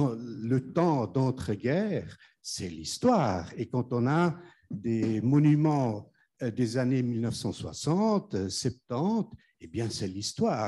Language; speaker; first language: French; non-native, fluent; German